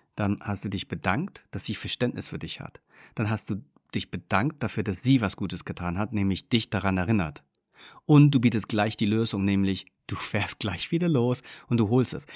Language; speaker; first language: German; non-native, fluent; English